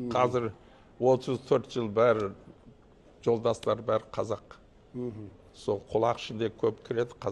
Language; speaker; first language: Kazakh; non-native, learner; Chinese